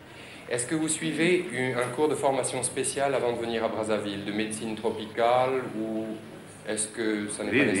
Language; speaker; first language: French; native; French